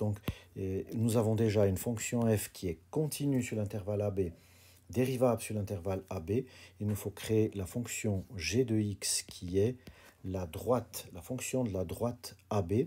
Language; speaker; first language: French; native; French